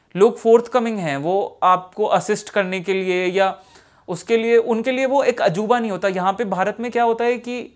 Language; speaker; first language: Hindi; native; Hindi